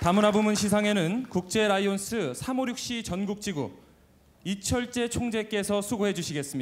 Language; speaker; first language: Korean; native; Korean